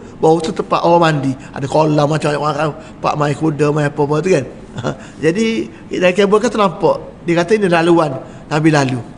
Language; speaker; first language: Malay; native; Malay